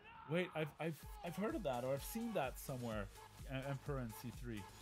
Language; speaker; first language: English; non-native, local second language; French